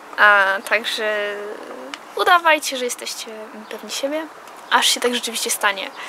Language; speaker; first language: Polish; early bilingual, heritage; Polish